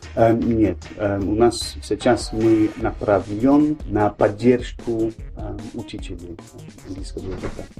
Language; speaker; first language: Russian; non-native, learner; English